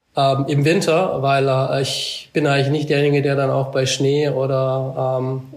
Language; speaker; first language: German; native; German